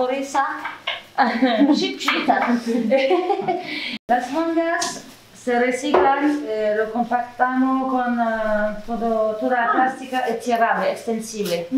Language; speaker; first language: Spanish; non-native, learner; French